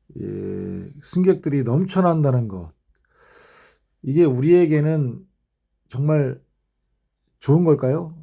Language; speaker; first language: Korean; native; Korean